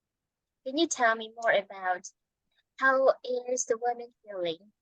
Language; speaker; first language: English; non-native, fluent; Vietnamese